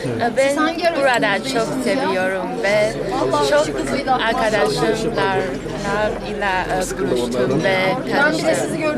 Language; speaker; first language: Turkish; non-native, learner; Chinese